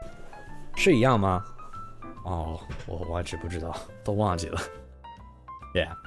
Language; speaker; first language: Chinese; non-native, learner; English